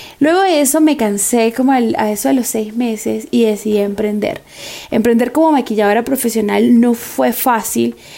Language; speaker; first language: Spanish; native; Spanish